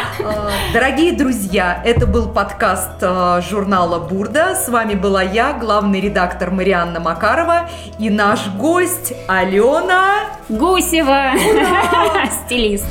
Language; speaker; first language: Russian; native; Russian